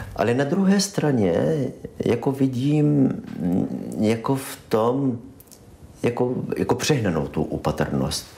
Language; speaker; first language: Czech; non-native, fluent; Hebrew